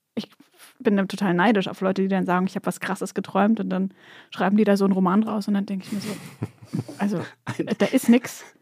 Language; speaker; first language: German; native; German